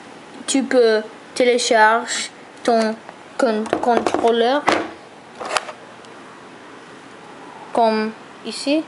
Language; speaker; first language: French; non-native, learner; English